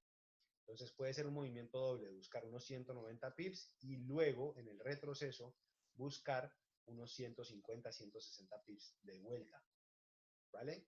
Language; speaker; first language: Spanish; native; Spanish